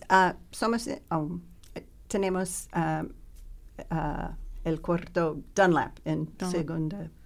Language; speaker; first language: Spanish; non-native, learner; English